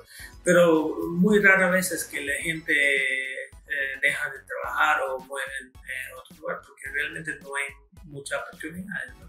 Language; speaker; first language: Spanish; non-native, fluent; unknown